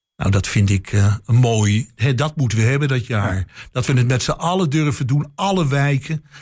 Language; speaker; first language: Dutch; native; Dutch